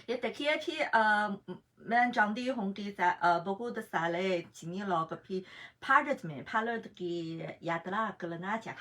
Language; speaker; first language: Hindi; non-native, fluent; Chinese